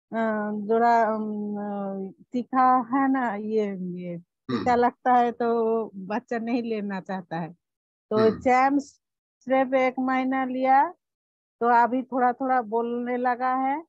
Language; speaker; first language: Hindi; non-native, local second language; Bangla